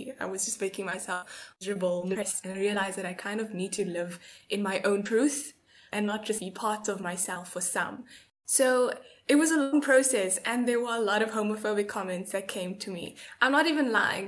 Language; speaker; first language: English; native; English